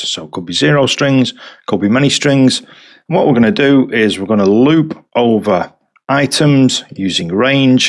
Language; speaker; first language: English; native; English